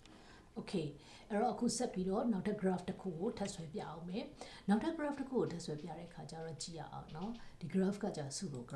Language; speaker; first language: Burmese; native; Burmese